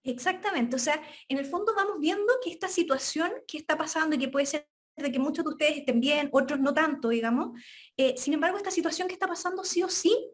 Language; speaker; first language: Spanish; native; Spanish